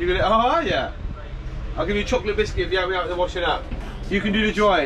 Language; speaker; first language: English; native; English